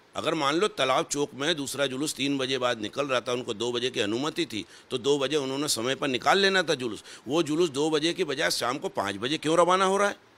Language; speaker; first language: Hindi; native; Hindi